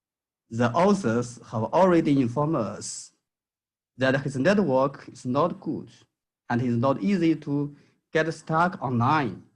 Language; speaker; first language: English; non-native, fluent; Chinese